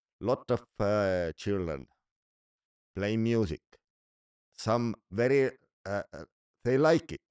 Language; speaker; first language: English; non-native, learner; Estonian